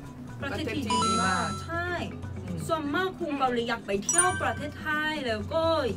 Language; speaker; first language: Thai; non-native, learner; Korean